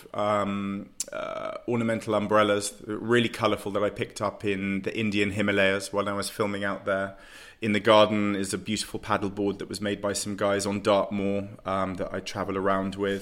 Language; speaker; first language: English; native; English